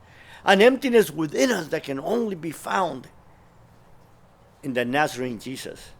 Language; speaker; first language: English; early bilingual, other home language; Spanish